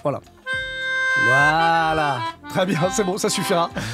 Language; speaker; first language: French; native; French